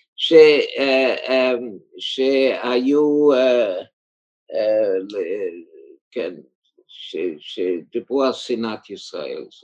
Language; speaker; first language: Hebrew; early bilingual, heritage; German